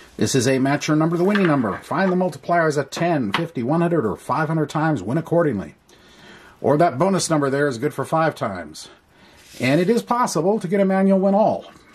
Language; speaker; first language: English; native; English